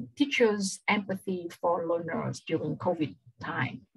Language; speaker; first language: English; non-native, fluent; Vietnamese